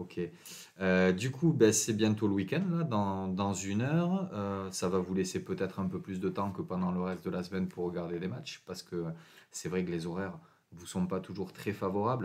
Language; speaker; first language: French; native; French